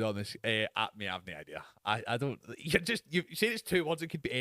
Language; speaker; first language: English; native; English